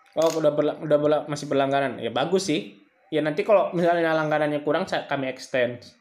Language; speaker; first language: Indonesian; native; Indonesian